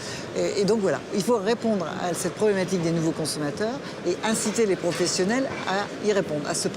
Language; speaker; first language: French; native; French